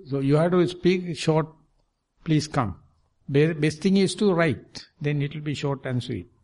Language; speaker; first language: English; non-native, local second language; Sinhala